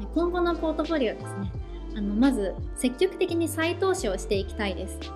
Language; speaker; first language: Japanese; native; Japanese